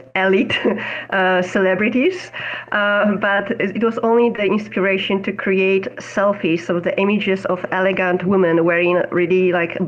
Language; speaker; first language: English; non-native, fluent; Polish